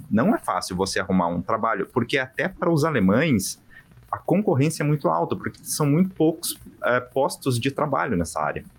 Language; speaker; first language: Portuguese; native; Portuguese